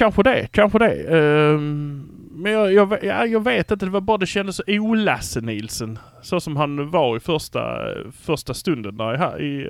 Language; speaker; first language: Swedish; native; Swedish